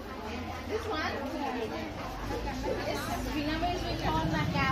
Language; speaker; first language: English; non-native, learner; Vietnamese